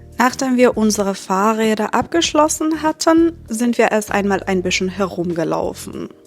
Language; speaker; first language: German; non-native, fluent; Persian